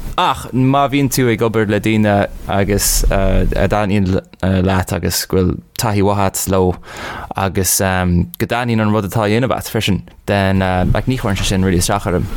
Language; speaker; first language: Irish; non-native, local second language; English